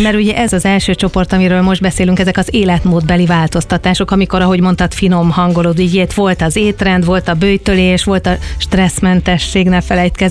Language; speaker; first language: Hungarian; native; Hungarian